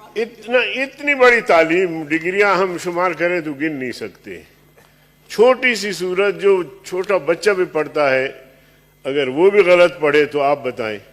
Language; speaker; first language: Urdu; non-native, local second language; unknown